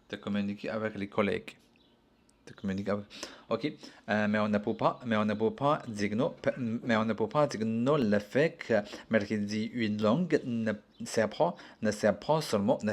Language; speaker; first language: French; non-native, learner; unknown